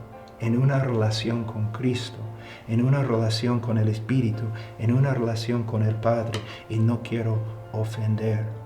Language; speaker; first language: Spanish; non-native, fluent; English